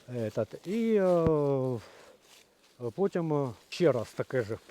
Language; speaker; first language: Ukrainian; native; Ukrainian